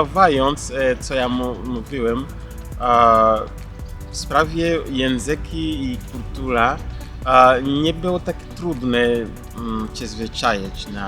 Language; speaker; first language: Polish; non-native, learner; Kinyarwanda